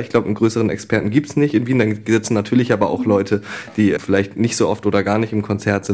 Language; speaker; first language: German; native; German